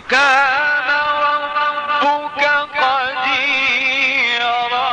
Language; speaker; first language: Arabic; native; Arabic